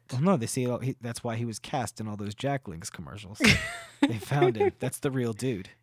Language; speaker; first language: English; native; English